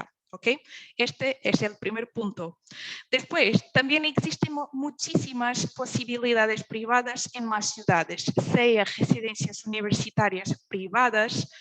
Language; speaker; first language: Spanish; non-native, fluent; Portuguese